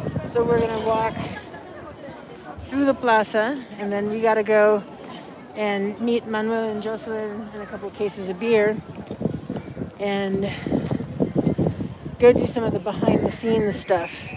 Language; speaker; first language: English; native; English